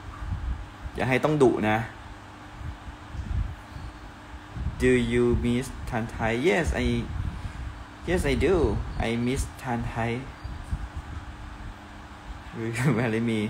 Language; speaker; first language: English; non-native, learner; Thai